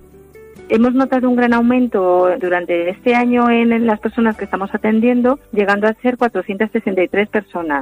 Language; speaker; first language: Spanish; native; Spanish